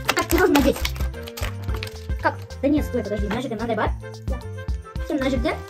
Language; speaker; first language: Russian; non-native, local second language; Kazakh